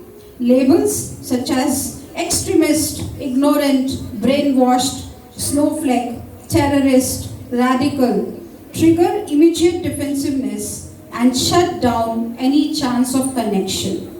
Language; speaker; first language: English; non-native, local second language; Marathi